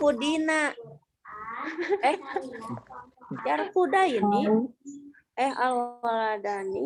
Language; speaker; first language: Arabic; non-native, learner; Sundanese